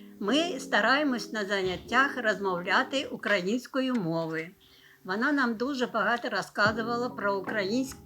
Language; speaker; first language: Ukrainian; non-native, local second language; Russian